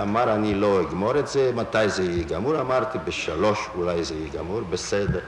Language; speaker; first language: Hebrew; non-native, fluent; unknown